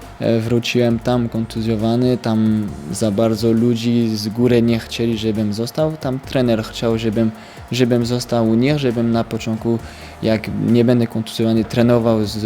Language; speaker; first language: Polish; early bilingual, heritage; French